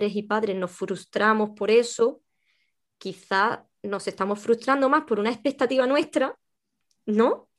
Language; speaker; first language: Spanish; native; Spanish